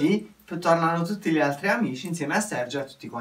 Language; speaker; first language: Italian; native; Italian